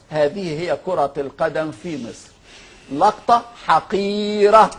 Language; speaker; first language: Arabic; native; Arabic